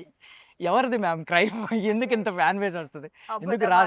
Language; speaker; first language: Telugu; native; Telugu